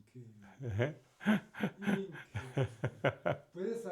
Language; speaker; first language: Spanish; non-native, learner; French